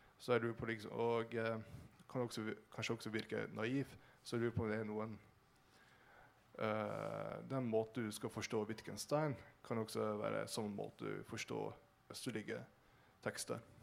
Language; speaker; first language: Norwegian; non-native, learner; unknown